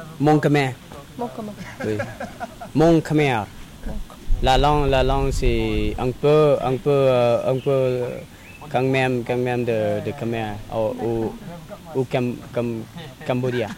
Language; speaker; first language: French; non-native, learner; Lao